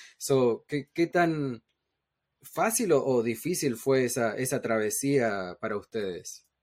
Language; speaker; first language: Spanish; native; Spanish